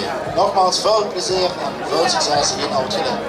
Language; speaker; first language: Dutch; native; Dutch